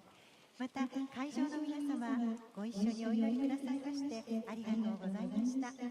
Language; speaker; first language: Japanese; native; Japanese